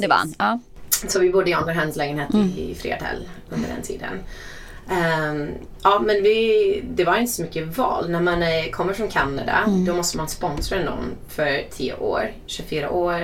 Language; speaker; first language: Swedish; non-native, fluent; English